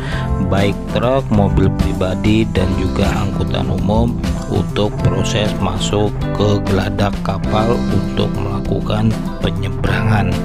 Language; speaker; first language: Indonesian; native; Indonesian